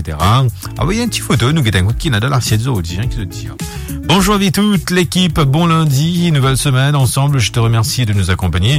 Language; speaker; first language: French; non-native, local second language; Morisyen